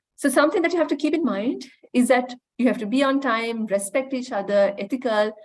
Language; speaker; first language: English; non-native, local second language; Sinhala